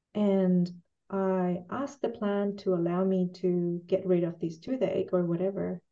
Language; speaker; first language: English; non-native, fluent; Spanish